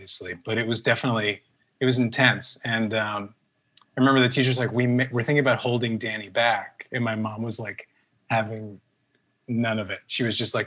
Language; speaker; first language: English; early bilingual, other home language; Spanish